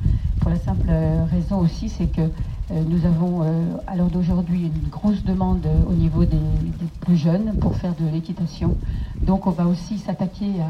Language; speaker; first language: French; native; French